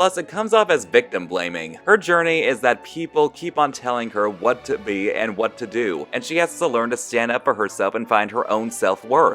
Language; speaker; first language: English; native; English